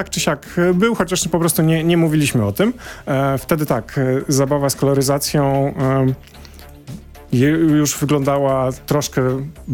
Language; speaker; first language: Polish; native; Polish